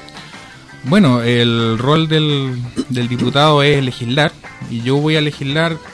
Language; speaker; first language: Spanish; native; Spanish